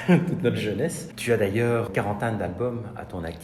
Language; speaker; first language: French; native; French